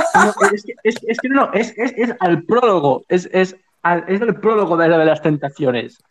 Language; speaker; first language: Spanish; non-native, local second language; Catalan